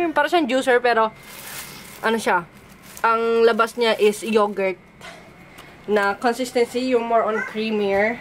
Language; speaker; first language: Filipino; early bilingual, heritage; Filipino